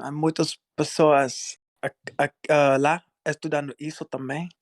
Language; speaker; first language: Portuguese; non-native, learner; English